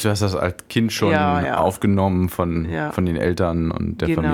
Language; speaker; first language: German; native; German